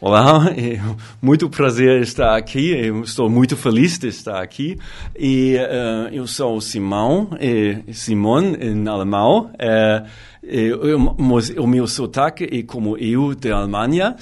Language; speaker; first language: Portuguese; non-native, learner; German